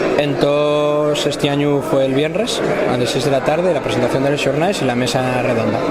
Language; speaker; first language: Spanish; native; Spanish